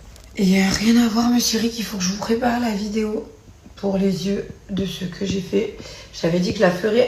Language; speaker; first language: French; native; French